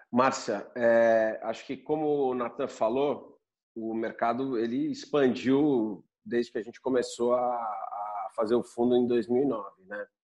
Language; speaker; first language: Portuguese; native; Portuguese